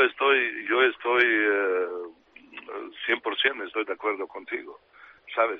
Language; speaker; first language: Spanish; non-native, fluent; Serbian